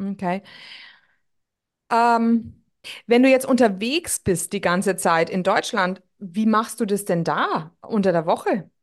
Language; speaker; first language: German; native; German